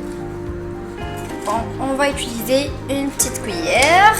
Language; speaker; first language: French; non-native, local second language; Arabic